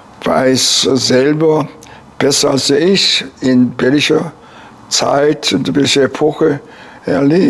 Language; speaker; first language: German; non-native, fluent; Korean